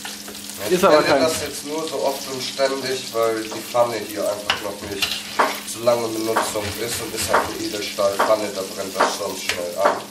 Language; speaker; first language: German; native; German